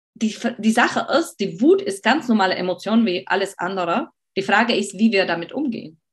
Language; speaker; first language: German; non-native, fluent; Slovak